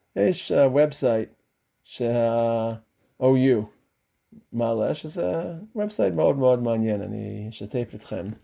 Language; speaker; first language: Hebrew; non-native, fluent; English